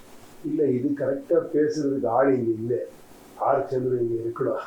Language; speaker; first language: Tamil; non-native, learner; Kannada